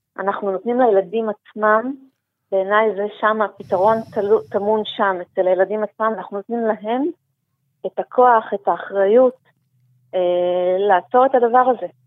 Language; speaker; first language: Hebrew; native; Hebrew